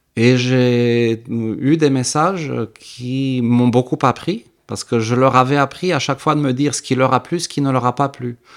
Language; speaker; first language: French; early bilingual, heritage; French